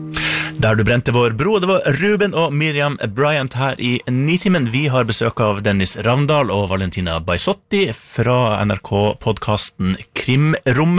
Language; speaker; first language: Norwegian; native; Norwegian